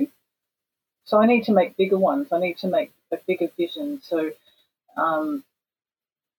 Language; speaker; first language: English; native; English